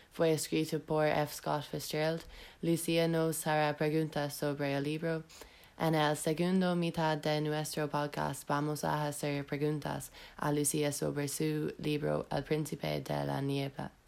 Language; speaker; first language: Spanish; non-native, learner; English